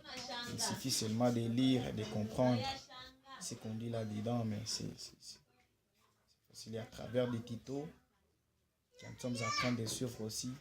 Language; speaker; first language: French; non-native, local second language; Swahili